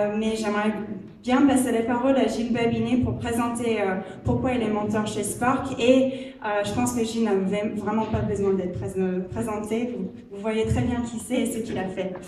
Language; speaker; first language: French; non-native, fluent; English